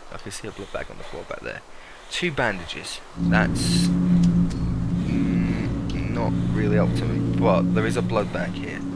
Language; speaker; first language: English; native; English